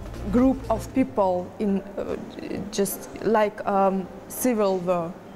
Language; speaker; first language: English; non-native, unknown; Russian